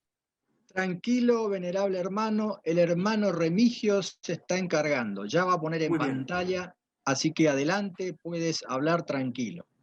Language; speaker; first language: Spanish; native; Spanish